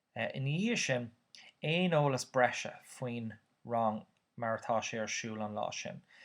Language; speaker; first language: Irish; native; Irish